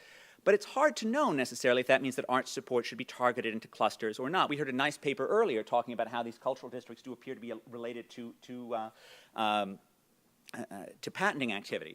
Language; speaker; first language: English; native; English